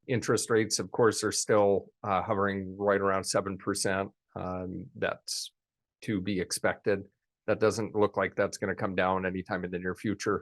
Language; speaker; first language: English; native; English